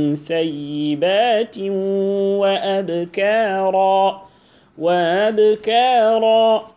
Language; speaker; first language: Arabic; non-native, fluent; Hausa